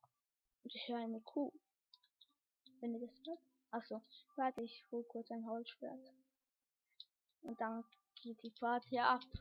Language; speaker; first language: German; early bilingual, other home language; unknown